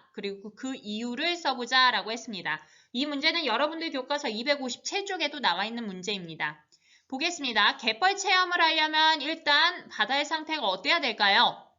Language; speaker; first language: Korean; native; Korean